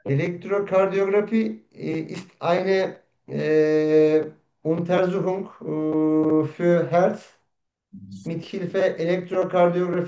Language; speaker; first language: German; non-native, learner; Turkish